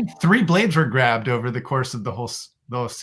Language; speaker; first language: English; native; English